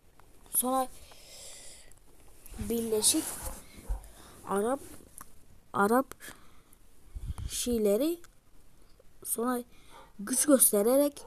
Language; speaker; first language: Turkish; early bilingual, heritage; Turkish